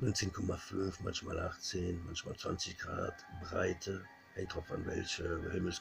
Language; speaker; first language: German; non-native, fluent; French